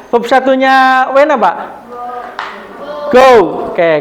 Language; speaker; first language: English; non-native, learner; Indonesian